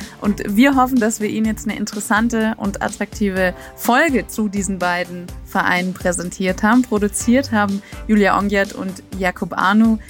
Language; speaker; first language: German; native; German